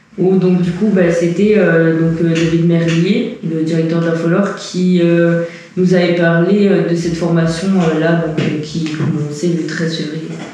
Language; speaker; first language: French; early bilingual, heritage; French